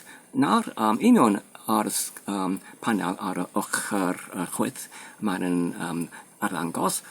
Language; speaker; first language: Welsh; non-native, fluent; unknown